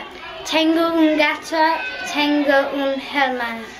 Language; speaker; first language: Spanish; non-native, learner; English